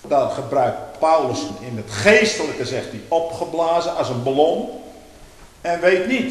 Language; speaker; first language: Dutch; native; Dutch